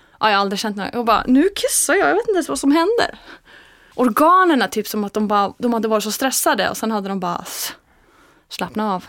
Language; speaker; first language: Swedish; non-native, fluent; Icelandic